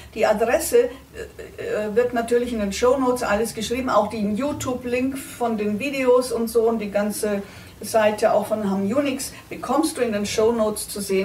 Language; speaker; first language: German; native; German